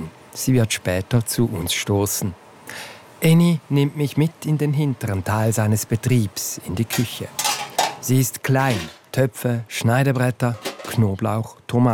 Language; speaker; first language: German; native; German